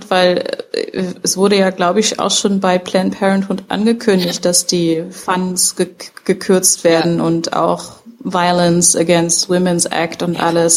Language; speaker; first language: German; native; German